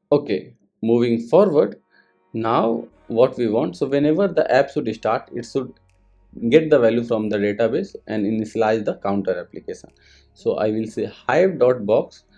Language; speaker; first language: English; non-native, local second language; Hindi